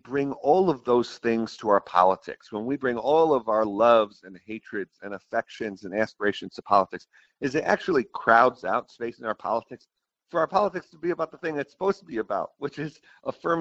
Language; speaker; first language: English; native; English